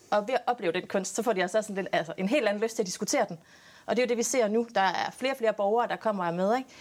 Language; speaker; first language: Danish; native; Danish